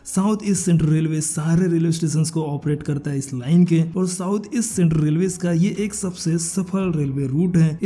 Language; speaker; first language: Hindi; non-native, local second language; Marathi